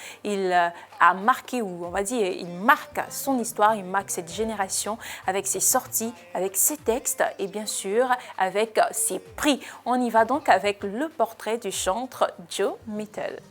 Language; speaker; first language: French; native; French